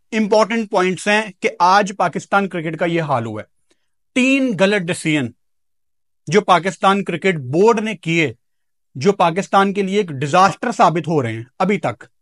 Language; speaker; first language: Urdu; non-native, local second language; Punjabi